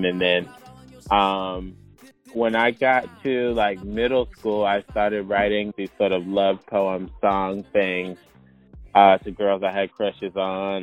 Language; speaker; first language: English; native; English